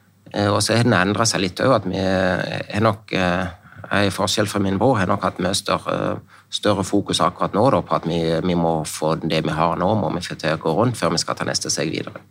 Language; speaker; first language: Norwegian; native; Norwegian